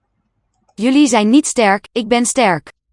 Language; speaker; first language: Dutch; non-native, learner; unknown